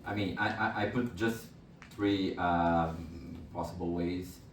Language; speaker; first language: English; non-native, fluent; Portuguese